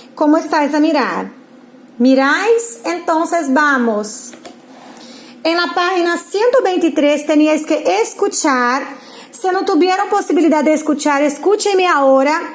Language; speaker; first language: Spanish; non-native, fluent; Portuguese